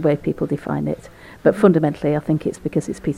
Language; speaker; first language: English; native; English